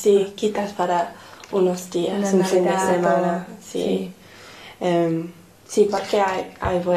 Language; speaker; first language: Spanish; non-native, fluent; English